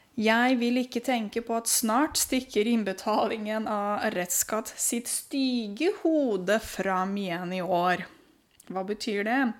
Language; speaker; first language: Norwegian; non-native, fluent; Romanian